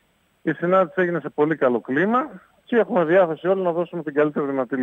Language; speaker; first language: Greek; native; Greek